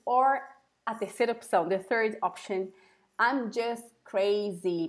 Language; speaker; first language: English; non-native, fluent; Portuguese